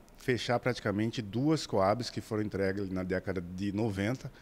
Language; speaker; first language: Portuguese; native; Portuguese